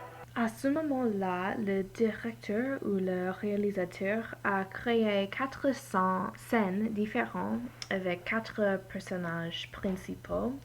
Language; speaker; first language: French; non-native, learner; English